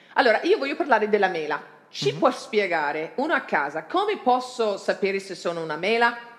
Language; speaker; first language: Italian; non-native, fluent; English